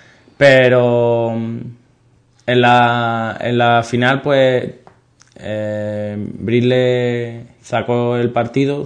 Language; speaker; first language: Spanish; native; Spanish